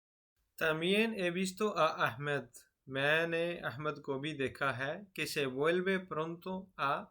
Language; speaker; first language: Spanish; non-native, fluent; Urdu